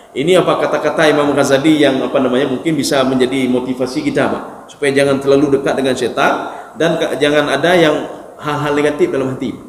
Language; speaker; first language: Malay; non-native, local second language; Achinese